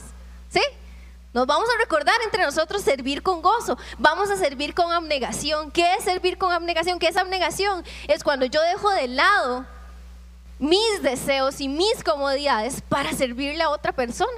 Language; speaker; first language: Spanish; native; Spanish